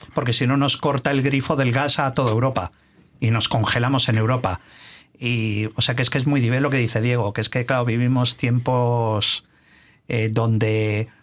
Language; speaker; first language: Spanish; native; Spanish